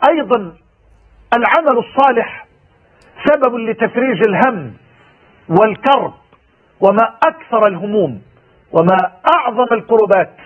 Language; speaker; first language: Arabic; native; Arabic